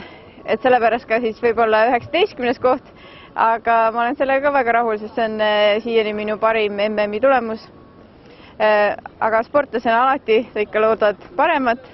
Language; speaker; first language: Estonian; native; Estonian